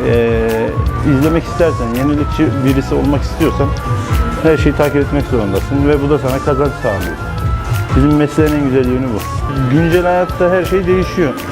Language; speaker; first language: Turkish; native; Turkish